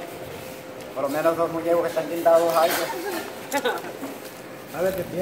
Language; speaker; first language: Spanish; native; Spanish